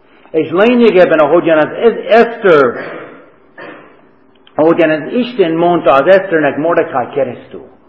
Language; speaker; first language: Hungarian; non-native, fluent; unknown